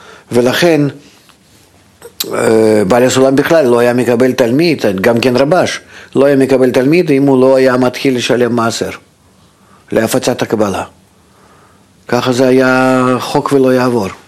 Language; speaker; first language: Hebrew; non-native, fluent; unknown